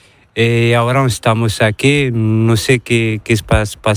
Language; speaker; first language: Spanish; non-native, learner; Arabic